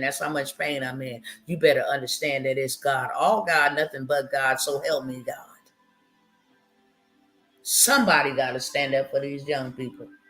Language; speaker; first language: English; native; English